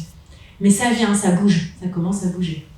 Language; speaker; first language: French; native; French